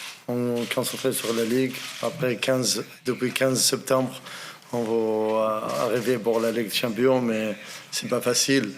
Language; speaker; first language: French; non-native, learner; Arabic